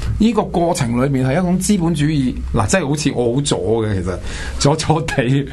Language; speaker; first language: Chinese; non-native, local second language; Cantonese